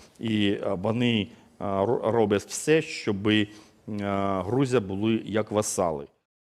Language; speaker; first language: Ukrainian; non-native, fluent; Georgian